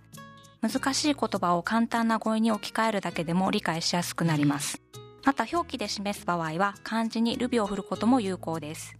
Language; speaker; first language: Japanese; native; Japanese